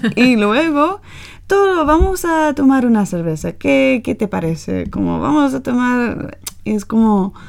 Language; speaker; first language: Spanish; non-native, learner; English